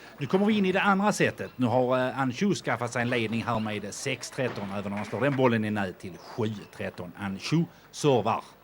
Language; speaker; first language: Swedish; native; Swedish